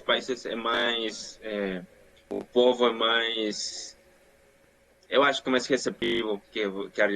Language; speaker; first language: Portuguese; non-native, fluent; Spanish